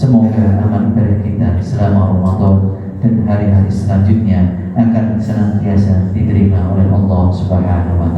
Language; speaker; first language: Indonesian; native; Indonesian